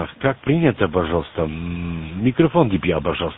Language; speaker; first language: Russian; non-native, learner; German